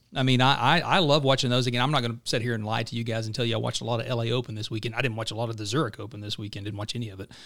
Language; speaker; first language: English; native; English